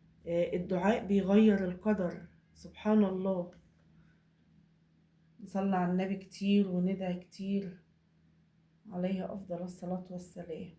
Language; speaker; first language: Arabic; native; Arabic